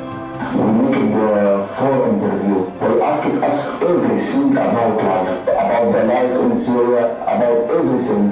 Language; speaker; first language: English; non-native, learner; Arabic